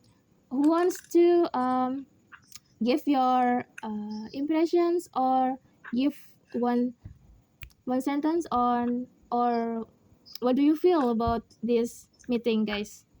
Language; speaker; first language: English; non-native, learner; Indonesian